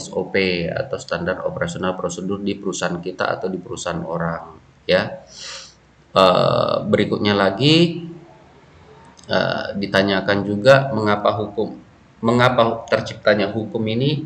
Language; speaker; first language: Indonesian; native; Indonesian